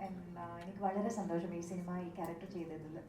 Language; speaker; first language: Malayalam; non-native, local second language; Tamil